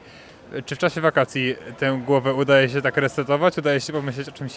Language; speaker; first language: Polish; native; Polish